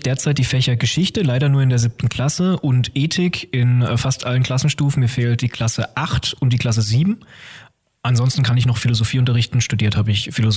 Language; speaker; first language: German; native; German